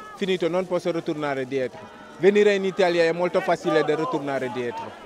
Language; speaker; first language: Italian; non-native, learner; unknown